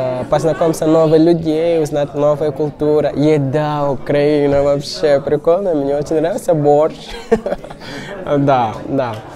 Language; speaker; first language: Russian; non-native, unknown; Portuguese